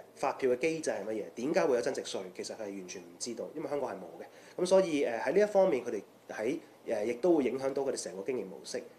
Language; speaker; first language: Chinese; non-native, local second language; Cantonese